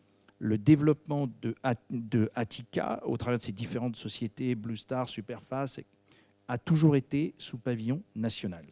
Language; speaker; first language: French; native; French